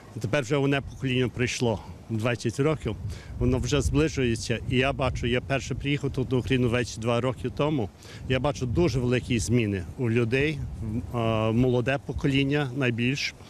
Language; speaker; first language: Ukrainian; non-native, fluent; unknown